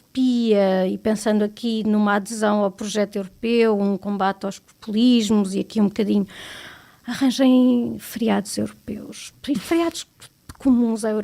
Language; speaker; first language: Portuguese; native; Portuguese